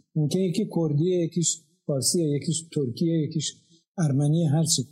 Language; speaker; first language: Persian; non-native, local second language; Azerbaijani